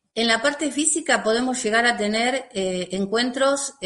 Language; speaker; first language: Spanish; native; Spanish